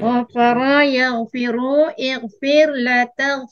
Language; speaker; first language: Arabic; non-native, learner; Malay